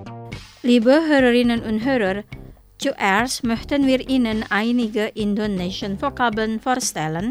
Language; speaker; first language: German; non-native, fluent; Indonesian